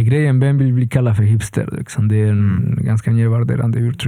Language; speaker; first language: Swedish; non-native, fluent; Spanish